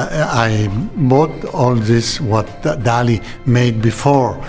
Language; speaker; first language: English; non-native, learner; Italian